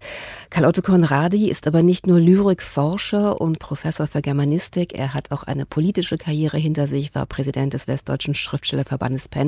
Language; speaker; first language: German; native; German